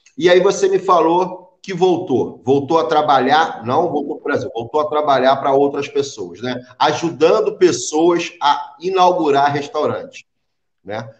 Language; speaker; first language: Portuguese; native; Portuguese